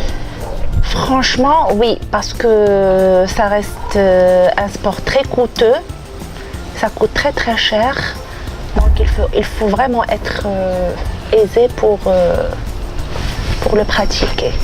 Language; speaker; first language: French; non-native, local second language; Arabic